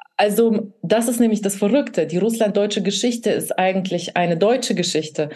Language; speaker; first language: German; early bilingual, other home language; Russian